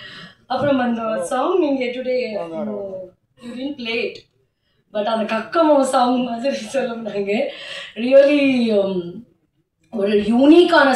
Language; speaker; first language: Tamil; non-native, learner; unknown